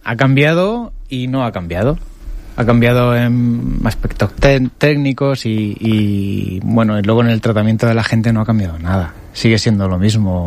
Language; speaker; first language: Spanish; native; Spanish